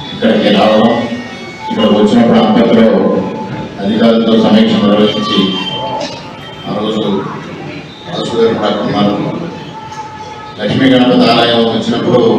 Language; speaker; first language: Telugu; native; Telugu